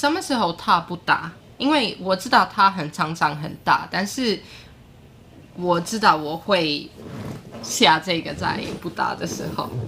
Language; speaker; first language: Chinese; non-native, learner; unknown